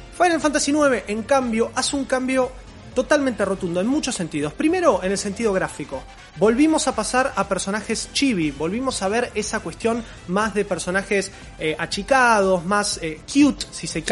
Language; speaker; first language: Spanish; native; Spanish